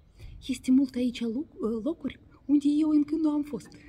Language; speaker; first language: Romanian; non-native, learner; Russian